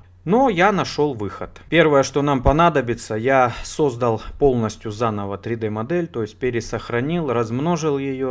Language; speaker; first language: Russian; native; Russian